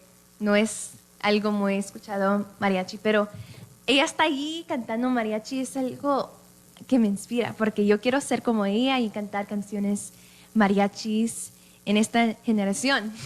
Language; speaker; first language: Spanish; early bilingual, other home language; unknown